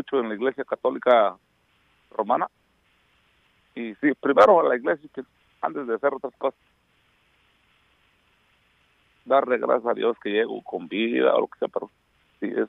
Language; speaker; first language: Spanish; non-native, local second language; Mixtepec Mixtec